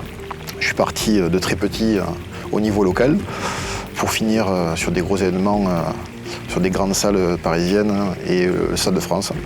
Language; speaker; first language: French; native; French